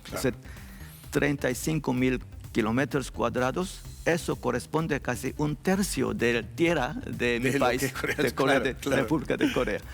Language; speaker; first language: Spanish; non-native, learner; Korean